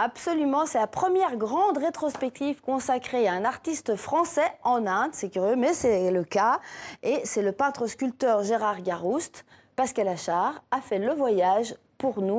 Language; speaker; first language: French; native; French